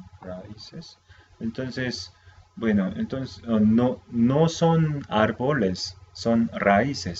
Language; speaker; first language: Spanish; non-native, fluent; Korean